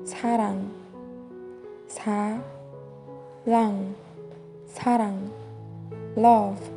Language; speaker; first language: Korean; native; Korean